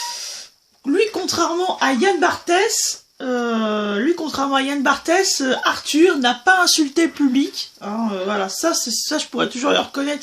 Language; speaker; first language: French; native; French